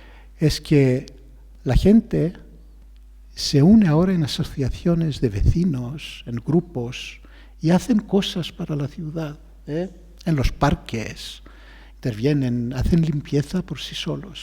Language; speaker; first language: Spanish; non-native, fluent; Greek